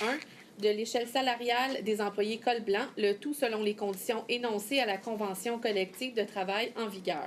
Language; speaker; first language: French; native; French